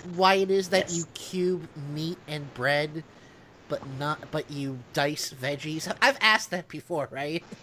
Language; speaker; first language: English; early bilingual, other home language; Italian